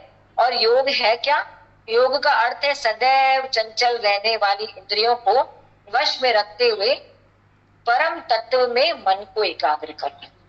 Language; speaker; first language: Hindi; native; Hindi